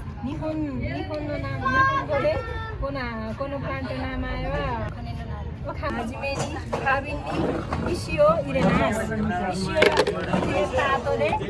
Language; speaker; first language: Japanese; non-native, learner; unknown